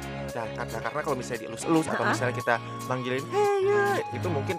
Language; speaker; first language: Indonesian; native; Indonesian